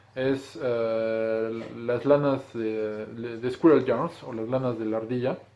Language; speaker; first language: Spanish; native; Spanish